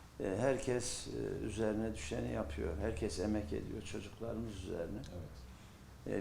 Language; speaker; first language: Turkish; native; Turkish